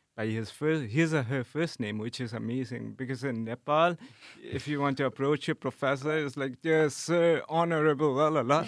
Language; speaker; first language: English; non-native, local second language; Nepali